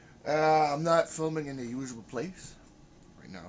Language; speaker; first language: English; early bilingual, other home language; French